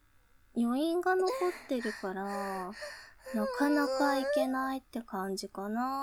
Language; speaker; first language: Japanese; native; Japanese